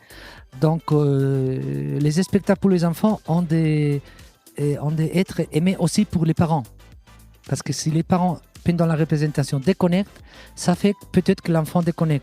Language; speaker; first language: French; non-native, fluent; Catalan